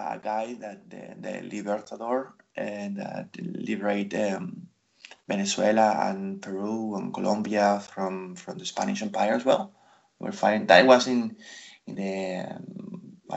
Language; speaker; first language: English; non-native, fluent; Spanish